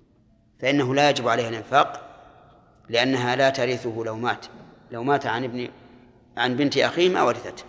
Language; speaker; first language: Arabic; native; Arabic